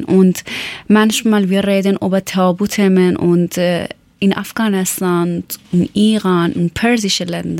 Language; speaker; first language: German; non-native, learner; Persian